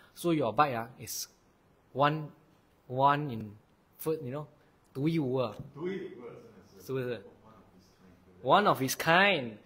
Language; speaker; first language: English; non-native, local second language; Chinese